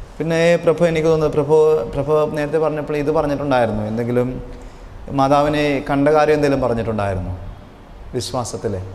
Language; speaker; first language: Malayalam; native; Malayalam